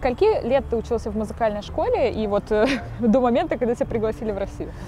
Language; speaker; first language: Russian; native; Russian